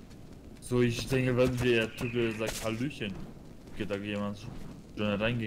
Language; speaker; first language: German; non-native, learner; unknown